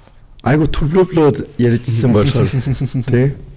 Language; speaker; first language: Mongolian; non-native, fluent; Korean